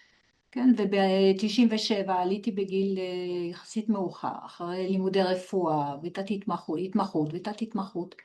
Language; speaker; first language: Hebrew; non-native, fluent; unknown